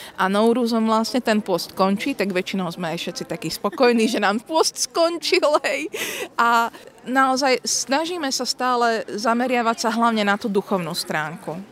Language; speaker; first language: Slovak; native; Slovak